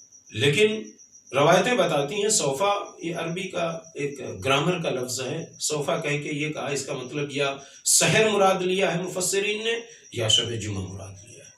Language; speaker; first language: Urdu; native; Urdu